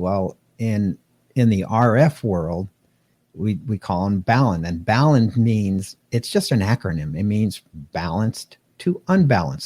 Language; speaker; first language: English; native; English